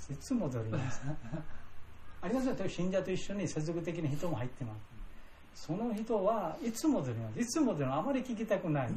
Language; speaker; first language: Japanese; non-native, learner; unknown